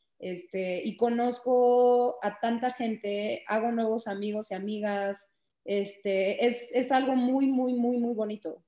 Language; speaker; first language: Spanish; early bilingual, heritage; Spanish